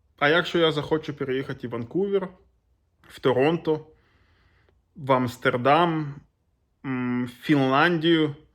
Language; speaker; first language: Ukrainian; non-native, local second language; Russian